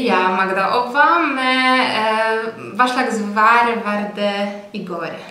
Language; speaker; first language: Norwegian; non-native, fluent; Polish